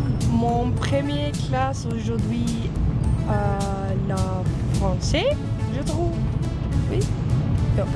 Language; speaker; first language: French; non-native, learner; Icelandic